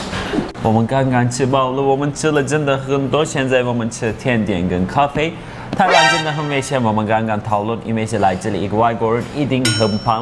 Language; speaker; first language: Chinese; non-native, fluent; Turkish